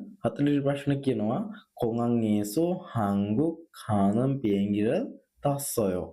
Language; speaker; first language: Korean; non-native, fluent; Sinhala